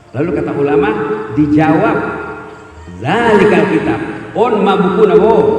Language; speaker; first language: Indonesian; non-native, local second language; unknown